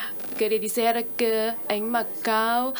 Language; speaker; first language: Portuguese; non-native, fluent; Chinese